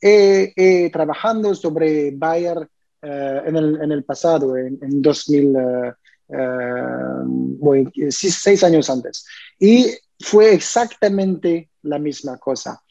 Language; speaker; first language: Spanish; non-native, learner; French